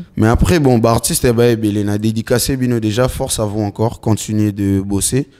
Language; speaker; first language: French; non-native, local second language; Lingala